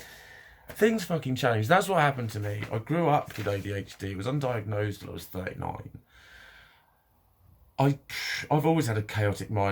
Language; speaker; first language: English; native; English